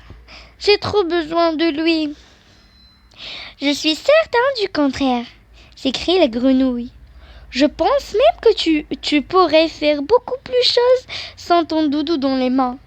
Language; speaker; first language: French; non-native, local second language; Arabic